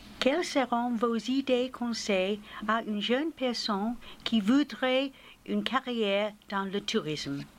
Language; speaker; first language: French; non-native, fluent; English